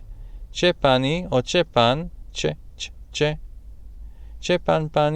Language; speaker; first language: Polish; non-native, learner; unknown